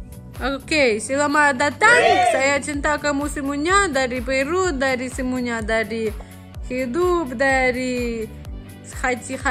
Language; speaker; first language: Indonesian; non-native, learner; Russian